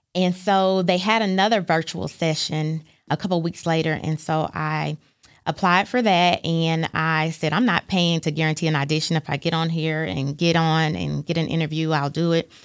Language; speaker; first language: English; native; English